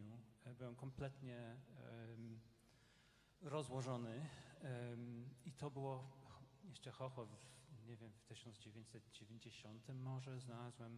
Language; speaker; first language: Polish; non-native, fluent; English